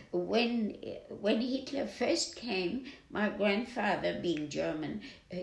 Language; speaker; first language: English; non-native, local second language; German